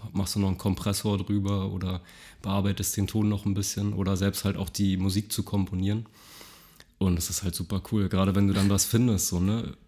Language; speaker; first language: German; native; German